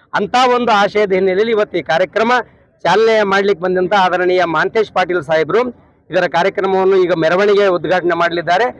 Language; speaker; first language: Kannada; native; Kannada